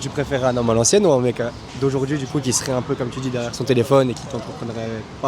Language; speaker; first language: French; native; French